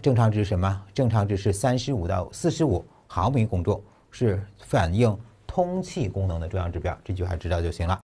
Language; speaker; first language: Chinese; native; Chinese